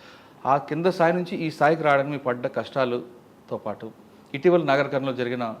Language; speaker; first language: Telugu; native; Telugu